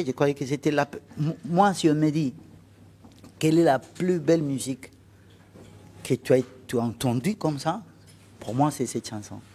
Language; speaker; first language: French; non-native, fluent; Spanish